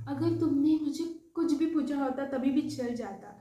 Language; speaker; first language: Hindi; non-native, local second language; Marathi